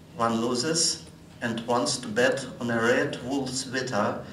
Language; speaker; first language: English; non-native, fluent; Russian